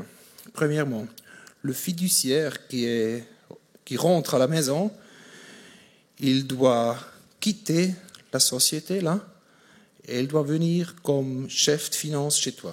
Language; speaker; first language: French; non-native, fluent; German